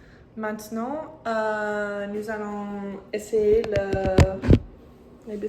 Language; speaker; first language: French; non-native, learner; English